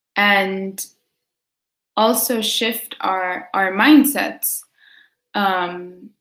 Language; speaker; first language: English; early bilingual, other home language; Quechua